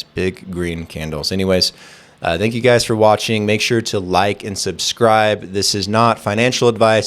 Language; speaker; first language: English; native; English